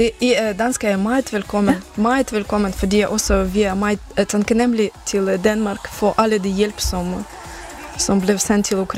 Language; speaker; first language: Danish; non-native, learner; Ukrainian